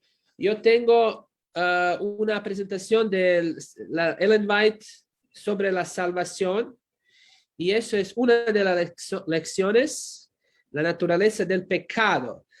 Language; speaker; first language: Spanish; non-native, fluent; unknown